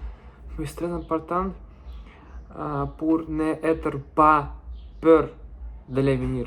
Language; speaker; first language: French; non-native, learner; Russian